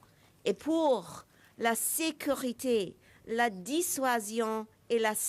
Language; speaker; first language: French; non-native, local second language; English